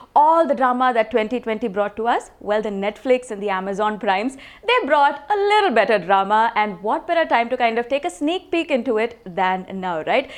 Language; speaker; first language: English; non-native, local second language; Tamil